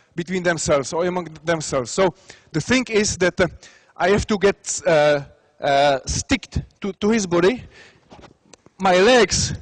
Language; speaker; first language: English; non-native, fluent; Czech